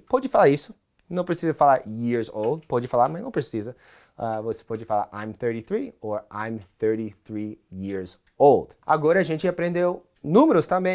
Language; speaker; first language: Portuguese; non-native, fluent; English